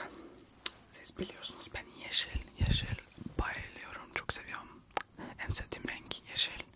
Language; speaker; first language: Turkish; early bilingual, heritage; Turkish